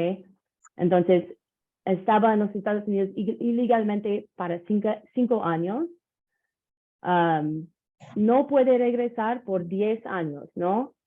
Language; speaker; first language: Spanish; non-native, learner; English